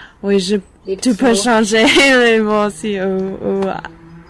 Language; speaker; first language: French; non-native, learner; English